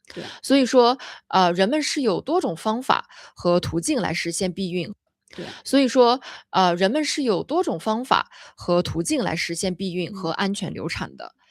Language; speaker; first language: Chinese; native; Chinese